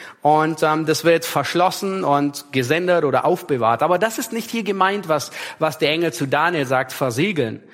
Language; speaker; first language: German; native; German